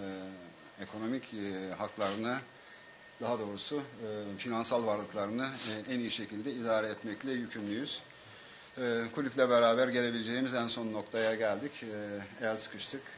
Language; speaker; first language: Turkish; native; Turkish